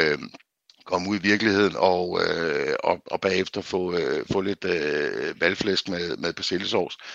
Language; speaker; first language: Danish; native; Danish